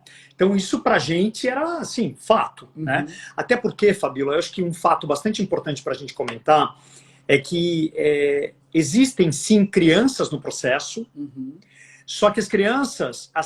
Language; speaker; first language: Portuguese; native; Portuguese